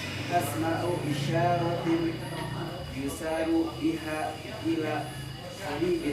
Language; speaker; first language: Arabic; non-native, learner; Indonesian